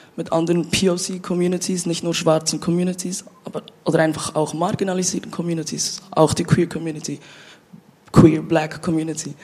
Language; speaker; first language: German; native; German